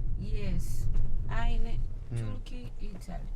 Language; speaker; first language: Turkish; non-native, learner; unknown